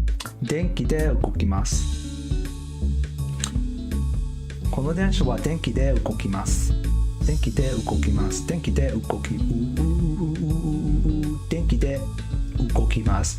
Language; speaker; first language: Japanese; non-native, learner; Cantonese